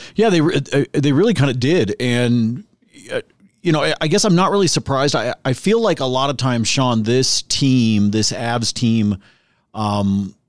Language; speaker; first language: English; native; English